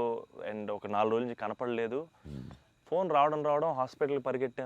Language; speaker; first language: Telugu; native; Telugu